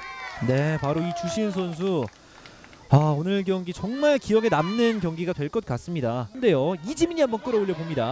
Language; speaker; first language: Korean; native; Korean